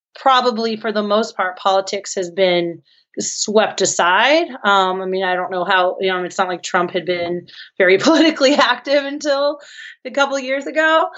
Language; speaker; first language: English; native; English